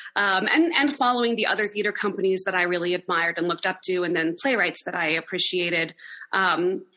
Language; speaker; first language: English; native; English